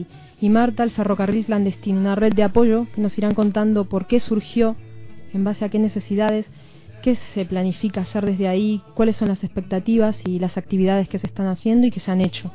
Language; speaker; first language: Spanish; native; Spanish